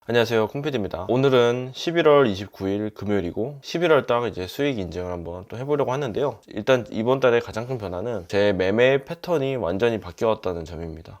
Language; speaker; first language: Korean; native; Korean